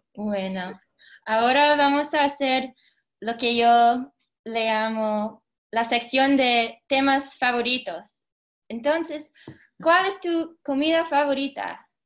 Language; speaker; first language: Spanish; early bilingual, heritage; Spanish